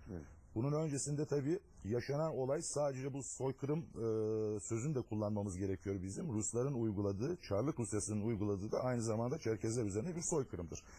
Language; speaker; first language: Turkish; non-native, local second language; Adyghe